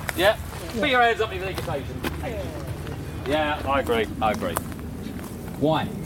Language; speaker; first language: English; native; English